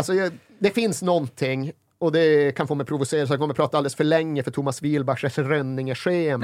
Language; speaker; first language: Swedish; native; Swedish